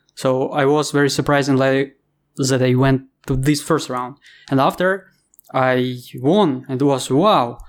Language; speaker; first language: English; non-native, fluent; Ukrainian